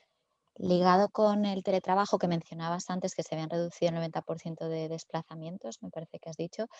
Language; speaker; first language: Spanish; native; Spanish